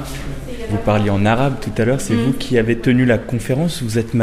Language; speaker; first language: French; native; French